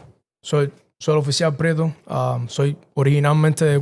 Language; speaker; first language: Spanish; early bilingual, other home language; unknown